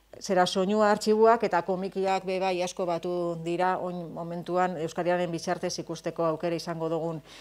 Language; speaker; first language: Basque; native; Basque